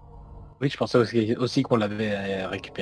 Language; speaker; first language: French; native; French